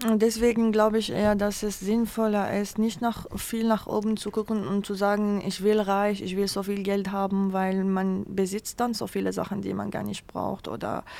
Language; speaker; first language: German; non-native, fluent; Arabic